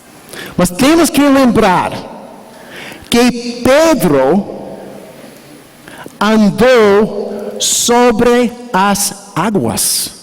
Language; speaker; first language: Portuguese; non-native, learner; English